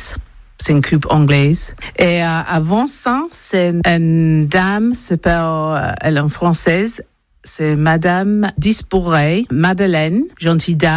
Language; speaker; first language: French; non-native, learner; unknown